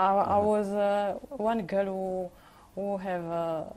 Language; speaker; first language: English; non-native, learner; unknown